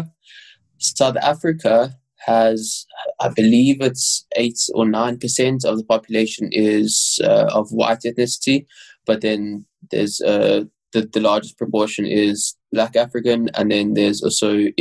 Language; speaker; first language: English; native; English